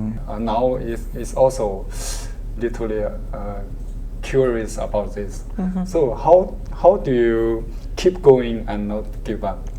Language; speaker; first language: English; non-native, learner; Chinese